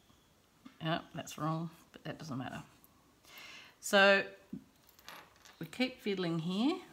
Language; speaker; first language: English; native; English